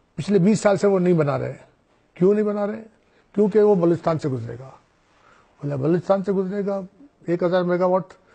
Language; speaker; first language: Urdu; non-native, local second language; Baluchi